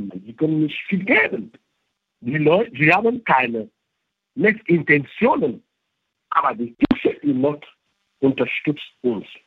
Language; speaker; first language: German; non-native, fluent; French